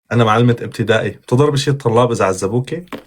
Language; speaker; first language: Arabic; native; Arabic